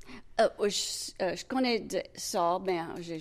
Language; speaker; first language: French; native; French